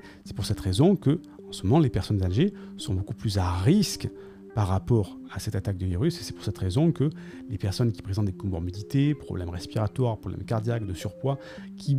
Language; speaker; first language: French; native; French